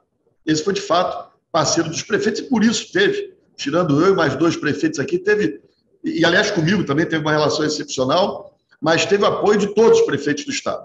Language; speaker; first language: Portuguese; native; Portuguese